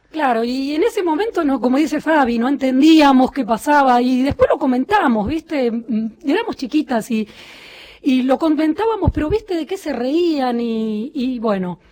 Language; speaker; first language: Spanish; native; Spanish